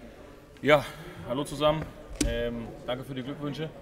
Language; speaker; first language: German; native; German